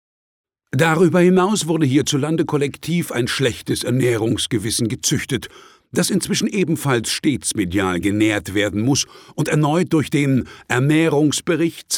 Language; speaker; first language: German; native; German